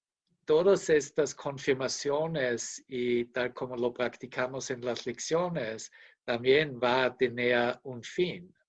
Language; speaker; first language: Spanish; non-native, fluent; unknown